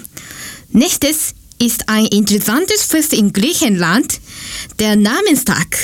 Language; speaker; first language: German; non-native, learner; Japanese